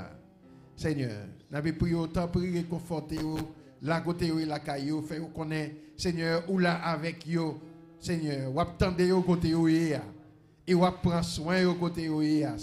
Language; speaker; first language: French; non-native, local second language; Haitian Creole